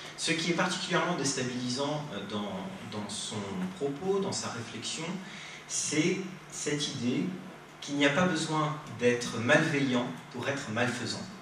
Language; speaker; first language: French; native; French